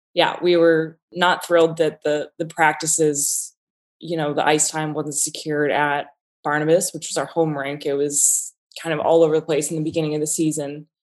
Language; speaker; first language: English; native; English